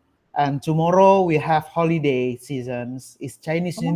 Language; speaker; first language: English; non-native, learner; Indonesian